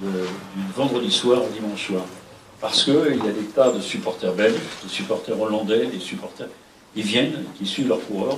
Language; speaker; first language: French; native; French